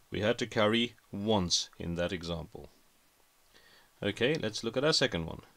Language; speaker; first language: English; native; English